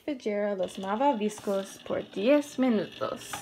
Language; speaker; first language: Spanish; non-native, learner; English